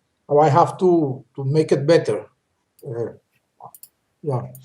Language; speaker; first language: English; non-native, learner; Spanish